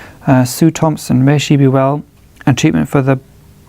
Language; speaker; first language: English; native; English